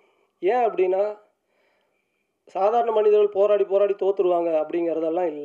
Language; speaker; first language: Tamil; native; Tamil